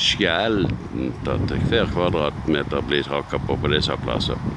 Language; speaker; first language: Norwegian; native; Norwegian